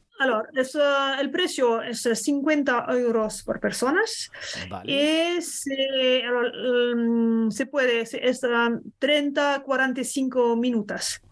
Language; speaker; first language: Spanish; non-native, learner; French